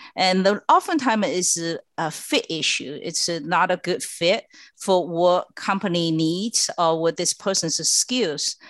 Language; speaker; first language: English; non-native, fluent; Chinese